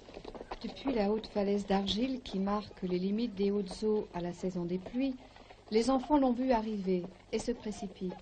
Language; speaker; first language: French; native; French